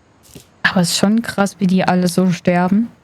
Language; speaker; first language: German; native; German